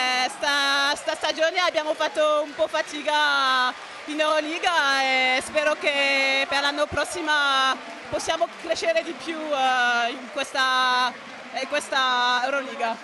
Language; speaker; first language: Italian; non-native, learner; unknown